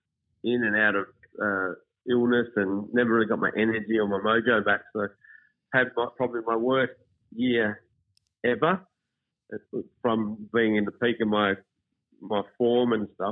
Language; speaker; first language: English; native; English